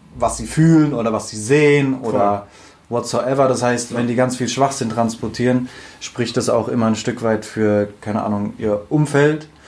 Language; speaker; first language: German; native; German